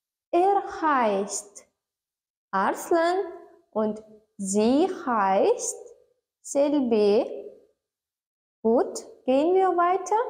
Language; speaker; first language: German; non-native, learner; Turkmen